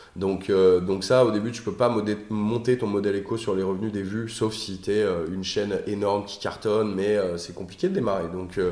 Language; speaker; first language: French; native; French